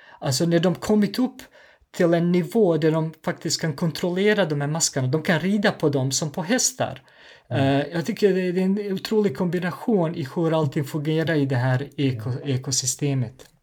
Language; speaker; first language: Swedish; non-native, fluent; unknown